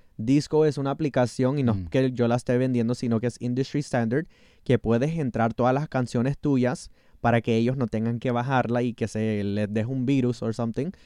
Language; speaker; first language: Spanish; early bilingual, heritage; Spanish